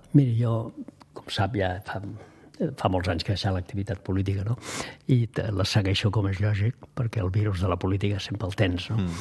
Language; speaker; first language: Catalan; native; Catalan